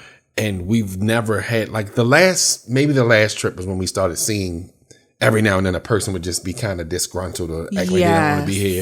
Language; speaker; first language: English; native; English